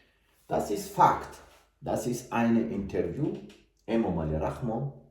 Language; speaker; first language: German; non-native, learner; Tajik